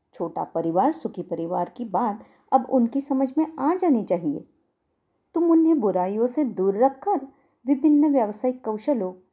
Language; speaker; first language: Hindi; non-native, local second language; Marathi